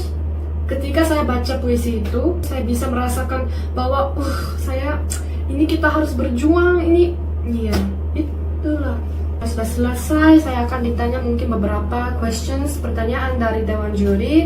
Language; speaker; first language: Indonesian; non-native, fluent; Korean